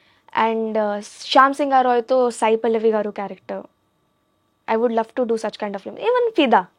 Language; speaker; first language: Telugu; non-native, learner; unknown